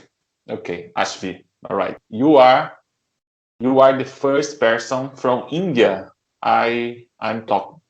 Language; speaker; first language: English; non-native, learner; Portuguese